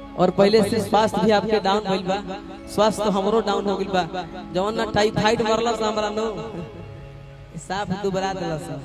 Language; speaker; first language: Bhojpuri; native; Bhojpuri